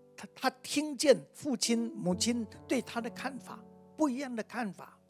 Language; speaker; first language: Chinese; native; Chinese